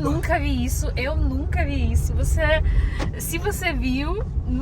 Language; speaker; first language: Portuguese; non-native, learner; Russian